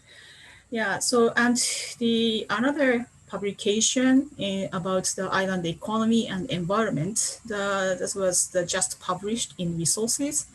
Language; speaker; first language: English; non-native, fluent; Japanese